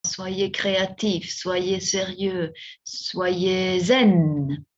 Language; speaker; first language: French; non-native, fluent; Spanish